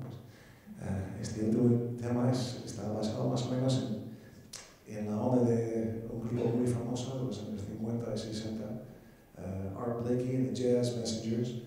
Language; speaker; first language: Spanish; non-native, fluent; English